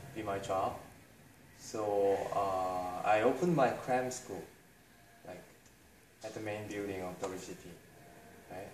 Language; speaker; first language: English; non-native, fluent; Korean